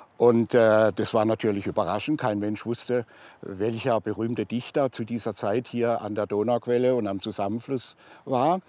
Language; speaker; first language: German; native; German